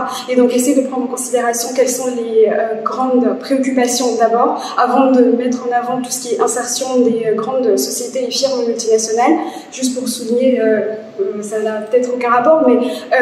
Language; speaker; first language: French; non-native, local second language; Malagasy